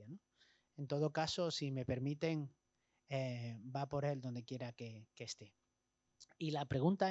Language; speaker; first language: Spanish; native; Spanish